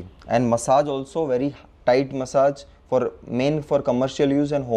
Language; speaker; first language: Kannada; non-native, local second language; Hindi